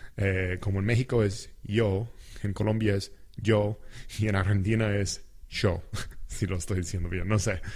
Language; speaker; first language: Spanish; non-native, fluent; English